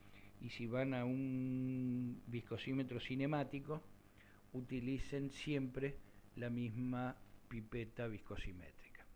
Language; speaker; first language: Spanish; native; Spanish